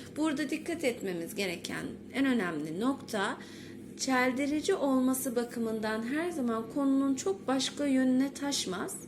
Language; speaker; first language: Turkish; native; Turkish